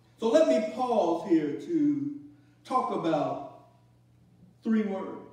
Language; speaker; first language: English; native; English